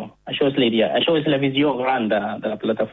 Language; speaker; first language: Catalan; non-native, fluent; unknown